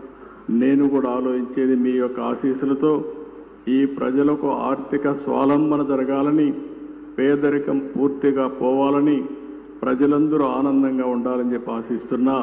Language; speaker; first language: Telugu; native; Telugu